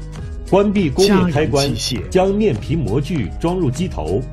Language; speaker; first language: Chinese; native; Chinese